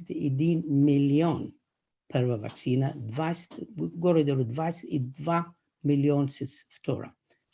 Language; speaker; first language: Bulgarian; non-native, fluent; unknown